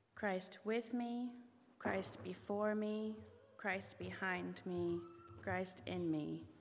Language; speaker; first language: English; native; English